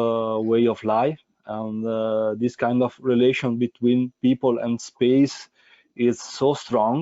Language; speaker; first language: English; non-native, fluent; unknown